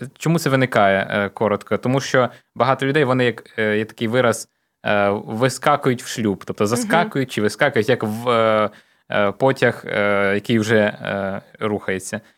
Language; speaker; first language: Ukrainian; non-native, local second language; Russian